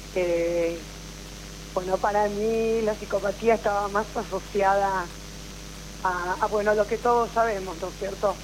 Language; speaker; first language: Spanish; native; Spanish